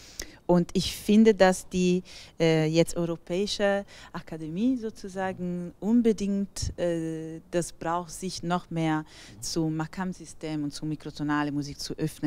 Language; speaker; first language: German; non-native, fluent; Italian